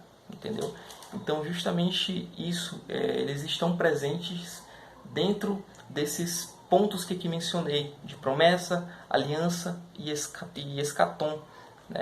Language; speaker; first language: Portuguese; native; Portuguese